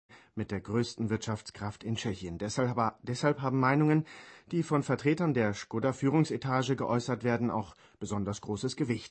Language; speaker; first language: German; native; German